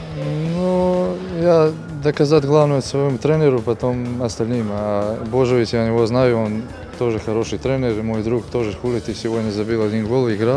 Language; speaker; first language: Russian; non-native, learner; Serbian